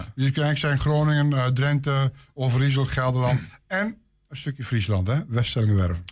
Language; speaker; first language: Dutch; native; Dutch